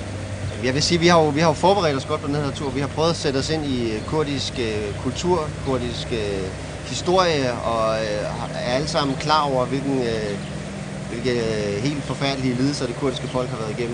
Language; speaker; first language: Danish; native; Danish